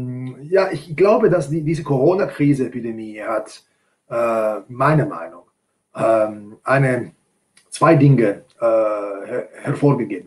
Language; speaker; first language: German; non-native, fluent; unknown